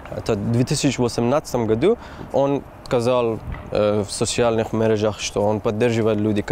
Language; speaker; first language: Russian; non-native, fluent; Persian